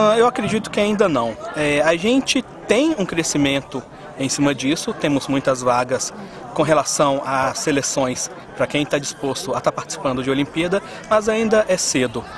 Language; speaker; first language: Portuguese; native; Portuguese